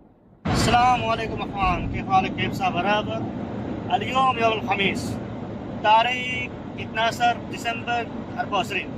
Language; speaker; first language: Arabic; non-native, learner; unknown